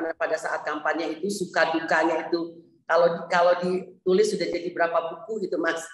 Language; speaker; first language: Indonesian; native; Indonesian